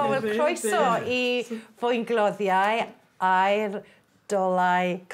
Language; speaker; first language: Welsh; non-native, learner; English